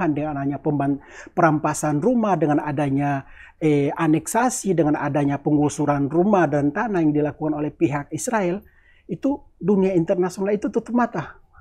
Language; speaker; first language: Indonesian; native; Indonesian